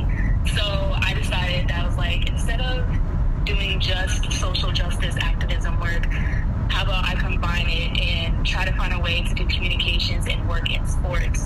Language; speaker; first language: English; native; English